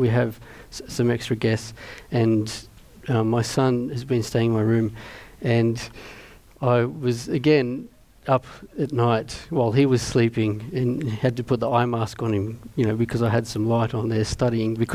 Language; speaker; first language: English; native; English